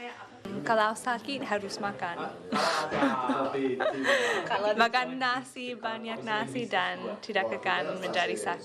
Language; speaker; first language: Indonesian; non-native, learner; Spanish